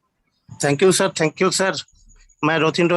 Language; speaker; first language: Hindi; non-native, local second language; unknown